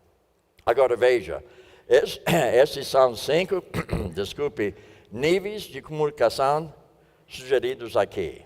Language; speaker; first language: Portuguese; non-native, fluent; English